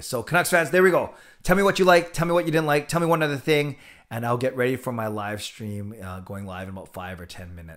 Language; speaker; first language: English; native; English